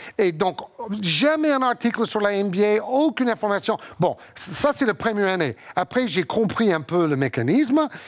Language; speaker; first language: French; non-native, fluent; English